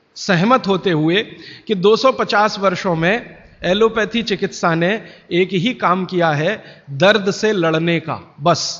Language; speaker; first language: Hindi; native; Hindi